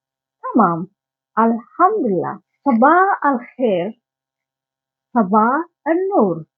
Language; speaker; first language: Arabic; non-native, learner; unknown